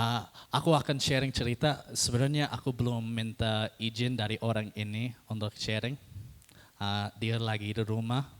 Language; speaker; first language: Indonesian; non-native, fluent; English